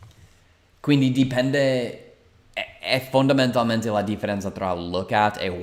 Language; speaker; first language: Italian; non-native, fluent; English